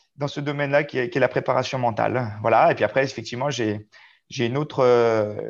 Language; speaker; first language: French; native; French